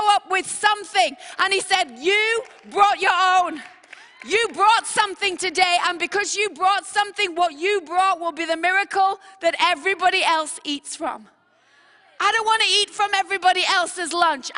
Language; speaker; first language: English; native; English